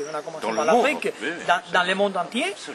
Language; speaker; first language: French; non-native, fluent; Spanish